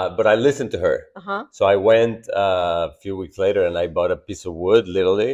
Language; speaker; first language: English; non-native, fluent; Spanish